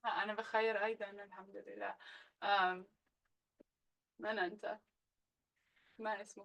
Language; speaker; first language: Arabic; non-native, learner; English